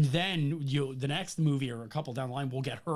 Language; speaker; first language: English; native; English